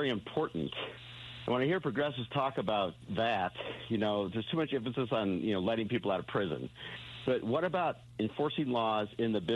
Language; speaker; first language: English; native; English